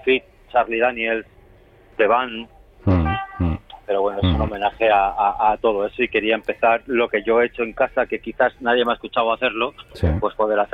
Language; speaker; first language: Spanish; native; Spanish